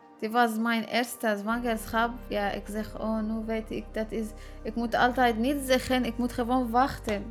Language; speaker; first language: Dutch; non-native, learner; Arabic